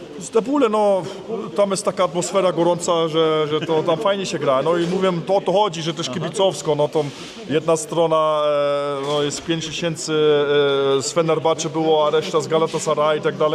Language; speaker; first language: Polish; early bilingual, heritage; Polish